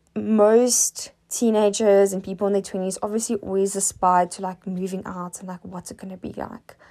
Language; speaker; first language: English; native; English